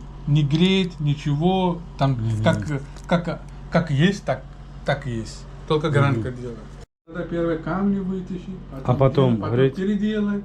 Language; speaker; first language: Russian; non-native, learner; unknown